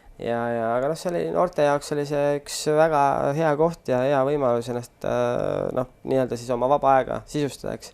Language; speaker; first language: Estonian; native; Estonian